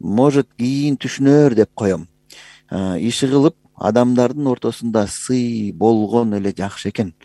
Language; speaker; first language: Kyrgyz; native; Kyrgyz